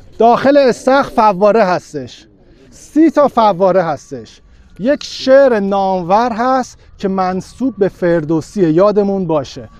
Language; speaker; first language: Persian; native; Persian